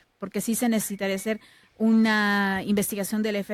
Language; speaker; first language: Spanish; native; Spanish